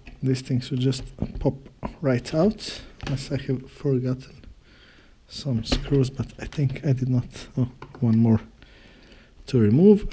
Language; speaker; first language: English; non-native, fluent; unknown